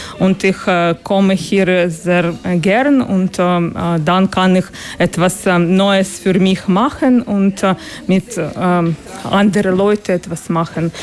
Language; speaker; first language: German; non-native, learner; Russian